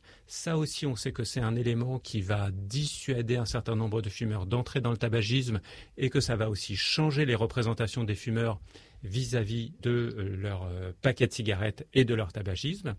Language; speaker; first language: French; native; French